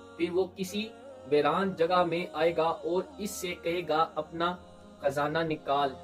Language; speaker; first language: Urdu; non-native, local second language; Punjabi